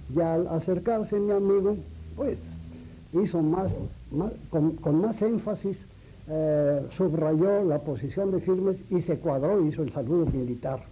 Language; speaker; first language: Spanish; native; Spanish